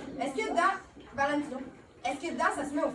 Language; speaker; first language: French; native; French